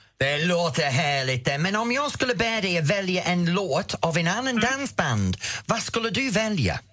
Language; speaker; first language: Swedish; non-native, fluent; English